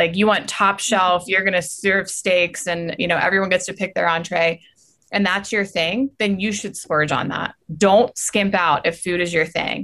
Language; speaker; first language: English; native; English